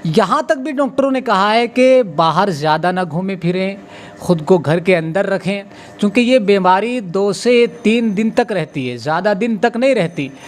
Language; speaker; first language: Urdu; native; Urdu